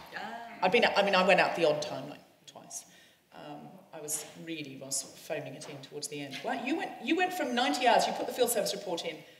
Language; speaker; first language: English; native; English